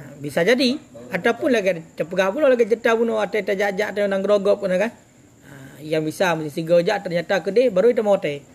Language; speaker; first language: Malay; non-native, local second language; Achinese